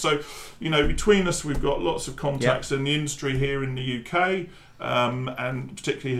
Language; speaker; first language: English; native; English